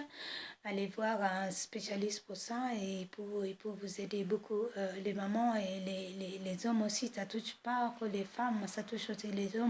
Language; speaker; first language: French; non-native, fluent; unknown